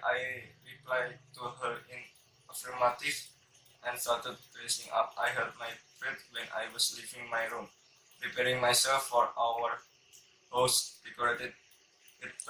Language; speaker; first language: English; non-native, learner; Indonesian